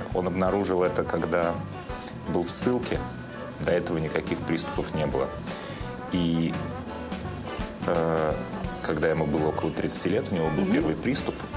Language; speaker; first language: Russian; native; Russian